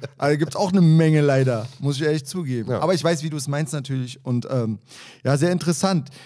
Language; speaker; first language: German; native; German